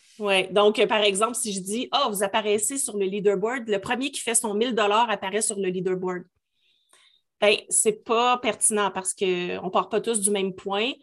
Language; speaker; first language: French; native; French